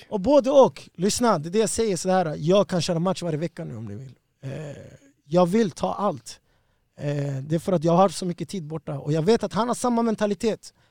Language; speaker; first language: Swedish; early bilingual, other home language; Spanish